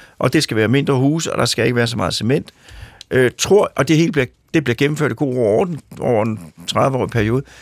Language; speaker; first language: Danish; native; Danish